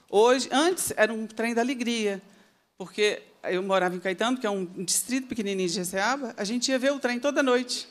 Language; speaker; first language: Portuguese; native; Portuguese